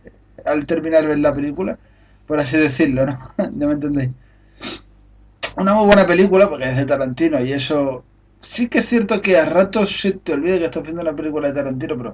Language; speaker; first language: Spanish; native; Spanish